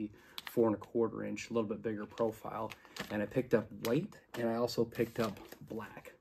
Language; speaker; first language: English; native; English